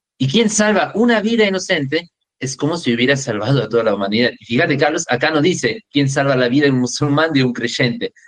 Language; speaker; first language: Spanish; non-native, fluent; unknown